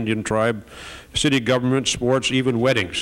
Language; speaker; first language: English; native; English